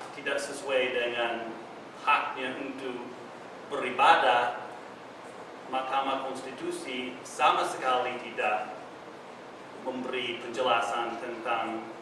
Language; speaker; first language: Indonesian; non-native, fluent; English